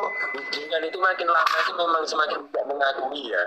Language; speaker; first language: Indonesian; native; Indonesian